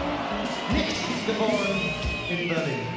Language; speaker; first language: German; non-native, learner; English